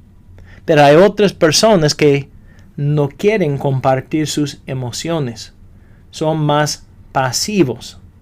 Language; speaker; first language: Spanish; non-native, fluent; English